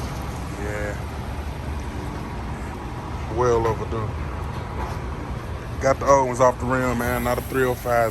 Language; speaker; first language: English; native; English